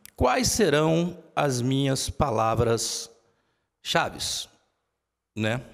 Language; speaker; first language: Portuguese; native; Portuguese